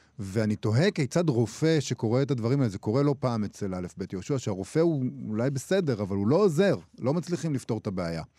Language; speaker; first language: Hebrew; native; Hebrew